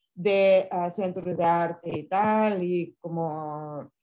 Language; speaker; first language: Spanish; non-native, fluent; Serbian